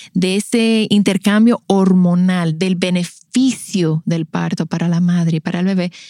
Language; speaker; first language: Spanish; native; Spanish